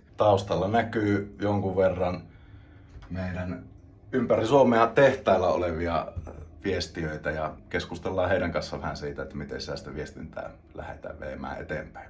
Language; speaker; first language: Finnish; native; Finnish